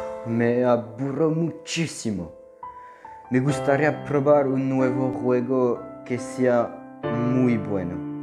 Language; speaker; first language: Spanish; non-native, learner; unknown